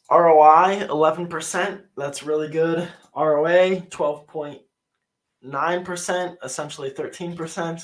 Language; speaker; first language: English; native; English